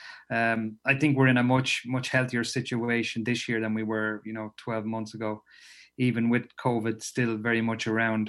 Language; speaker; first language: English; native; English